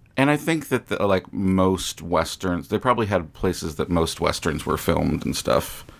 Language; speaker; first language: English; native; English